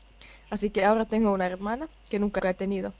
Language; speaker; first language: Spanish; non-native, fluent; Finnish